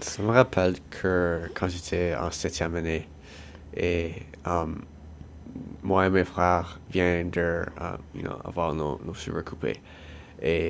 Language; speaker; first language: French; non-native, learner; English